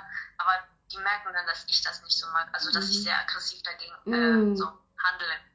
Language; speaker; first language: German; early bilingual, other home language; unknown